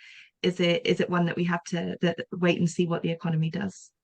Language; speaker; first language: English; native; English